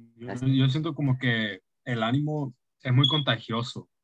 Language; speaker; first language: Spanish; early bilingual, heritage; Spanish